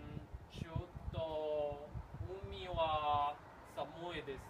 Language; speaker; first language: Japanese; non-native, learner; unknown